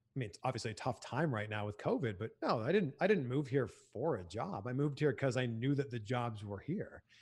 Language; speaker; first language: English; native; English